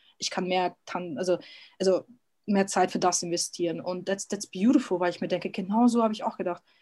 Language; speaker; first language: German; early bilingual, other home language; Serbian